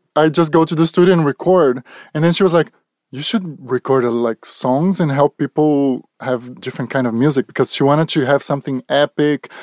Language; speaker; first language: English; non-native, fluent; Portuguese